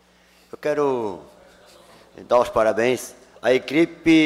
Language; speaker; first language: Portuguese; native; Portuguese